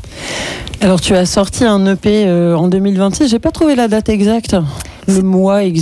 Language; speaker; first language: French; native; French